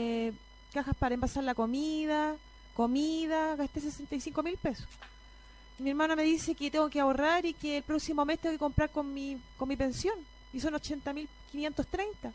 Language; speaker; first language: Spanish; native; Spanish